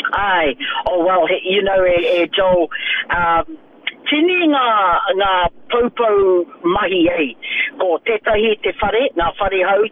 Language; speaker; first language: Māori; non-native, local second language; English